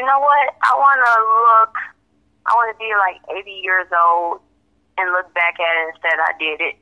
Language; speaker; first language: English; native; English